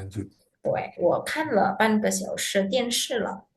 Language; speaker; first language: Chinese; non-native, fluent; Indonesian